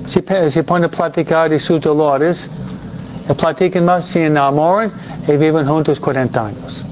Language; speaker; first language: Spanish; non-native, fluent; English